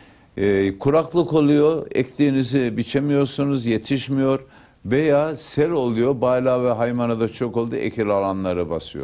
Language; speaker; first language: Turkish; native; Turkish